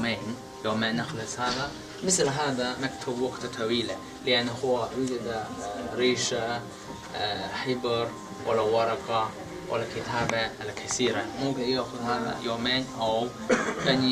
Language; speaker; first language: Arabic; non-native, learner; Chinese